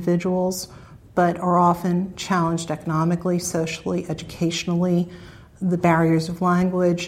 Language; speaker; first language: English; native; English